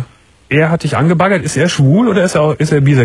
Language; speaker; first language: German; native; German